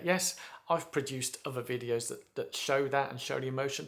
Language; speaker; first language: English; native; English